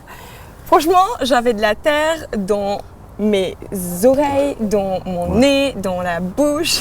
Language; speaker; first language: French; native; French